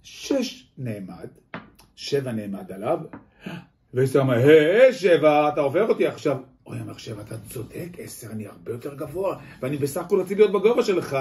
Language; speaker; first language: Hebrew; native; Hebrew